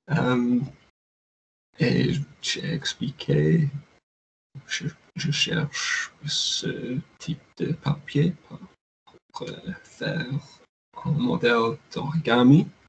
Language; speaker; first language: French; non-native, learner; English